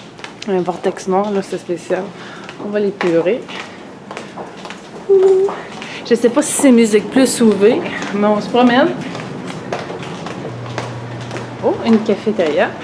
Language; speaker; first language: French; native; French